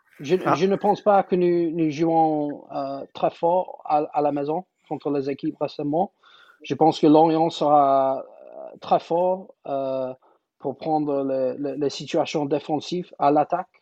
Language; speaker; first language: French; non-native, learner; English